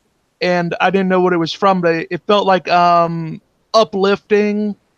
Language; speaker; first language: English; native; English